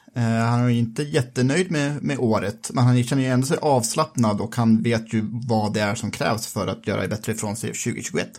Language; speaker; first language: Swedish; native; Swedish